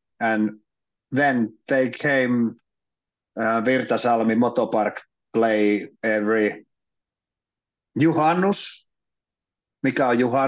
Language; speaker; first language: English; non-native, learner; Finnish